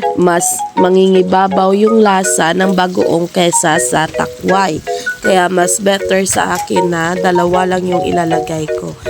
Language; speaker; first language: Filipino; non-native, local second language; Cebuano